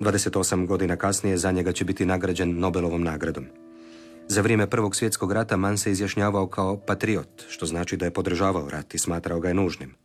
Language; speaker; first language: Serbian; native; Serbian